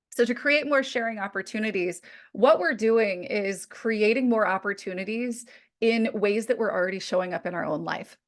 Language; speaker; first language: English; native; English